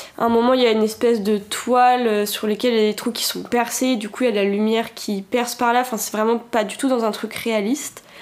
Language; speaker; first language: French; native; French